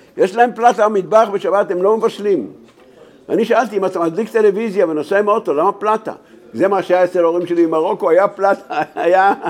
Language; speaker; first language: Hebrew; native; Hebrew